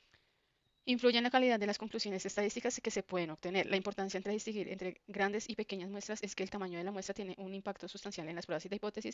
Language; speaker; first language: Spanish; native; Spanish